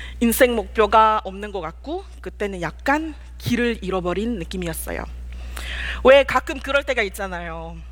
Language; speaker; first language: Korean; non-native, fluent; Malay